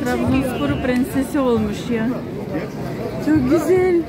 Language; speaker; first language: Turkish; non-native, fluent; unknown